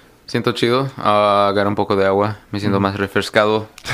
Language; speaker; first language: Spanish; early bilingual, heritage; Spanish